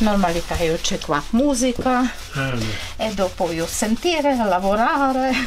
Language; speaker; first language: Italian; non-native, learner; Czech